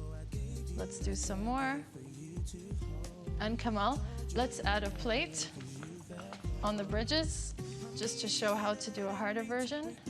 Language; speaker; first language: English; non-native, local second language; Arabic